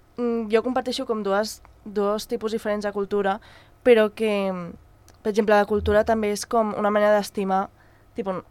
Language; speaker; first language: Catalan; non-native, local second language; Spanish